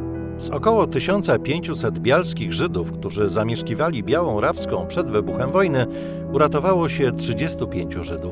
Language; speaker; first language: Polish; native; Polish